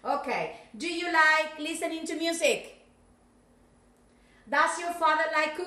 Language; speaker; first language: English; non-native, fluent; Spanish